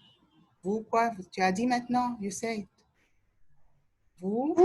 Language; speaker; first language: French; non-native, fluent; Arabic